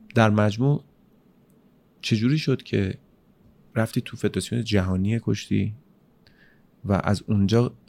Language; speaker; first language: Persian; native; Persian